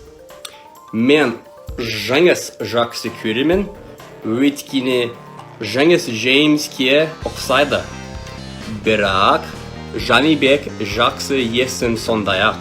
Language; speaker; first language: Kazakh; non-native, learner; English